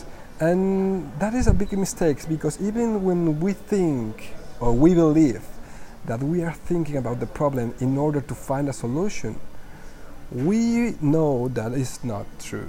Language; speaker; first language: English; non-native, fluent; Spanish